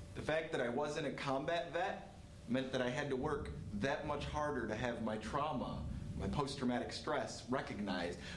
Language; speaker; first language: English; native; English